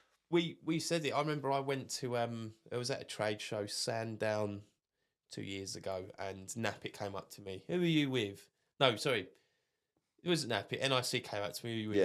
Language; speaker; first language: English; native; English